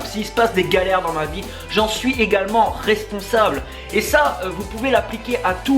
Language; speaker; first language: French; native; French